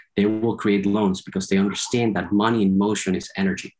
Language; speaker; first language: English; non-native, fluent; Spanish